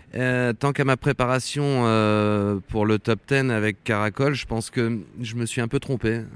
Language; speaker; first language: French; native; French